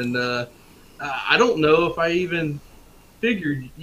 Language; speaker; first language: English; native; English